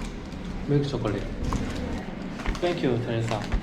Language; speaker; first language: English; non-native, learner; Korean